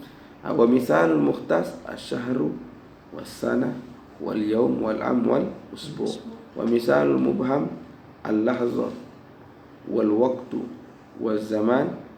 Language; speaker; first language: Arabic; non-native, fluent; Indonesian